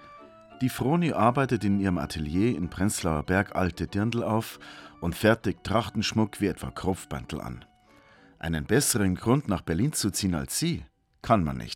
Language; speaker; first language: German; native; German